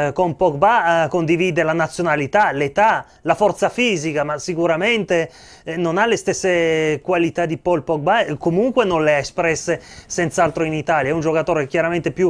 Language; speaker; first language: Italian; native; Italian